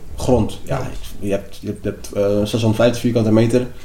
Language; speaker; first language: Dutch; native; Dutch